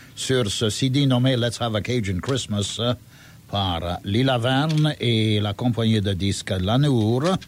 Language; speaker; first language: French; early bilingual, heritage; French